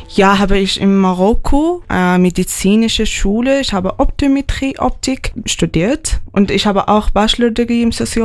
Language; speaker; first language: German; non-native, learner; Arabic